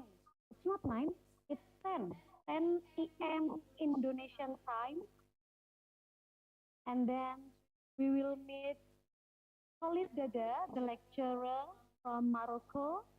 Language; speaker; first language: English; non-native, fluent; Indonesian